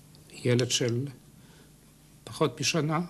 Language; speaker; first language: Hebrew; non-native, fluent; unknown